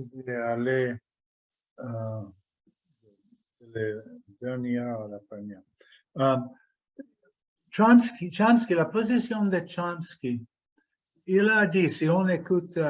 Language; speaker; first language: French; non-native, fluent; English